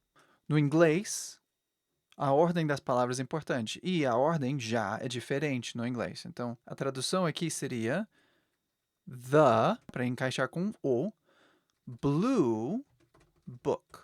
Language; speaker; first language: Portuguese; non-native, fluent; English